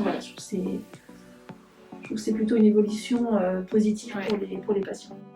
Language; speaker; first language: French; native; French